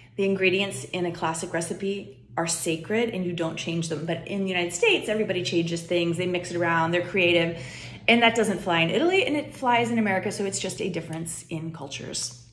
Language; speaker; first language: English; native; English